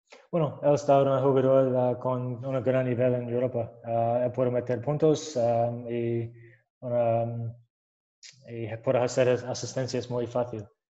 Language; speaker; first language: Spanish; non-native, learner; English